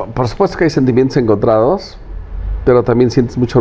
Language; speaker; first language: Spanish; native; Spanish